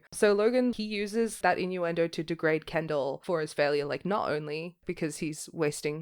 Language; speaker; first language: English; native; English